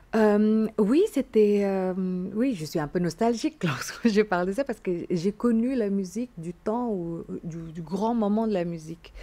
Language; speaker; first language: French; non-native, fluent; Indonesian